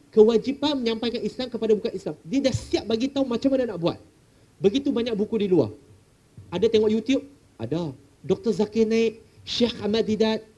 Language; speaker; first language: Malay; non-native, local second language; Chinese